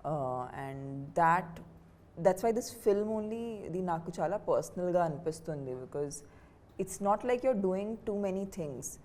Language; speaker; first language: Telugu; non-native, fluent; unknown